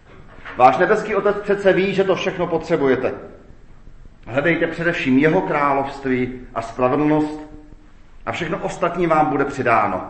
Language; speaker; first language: Czech; native; Czech